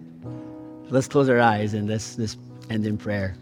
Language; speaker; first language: English; native; English